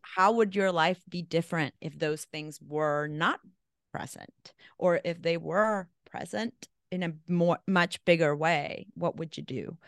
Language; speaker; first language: English; non-native, fluent; Spanish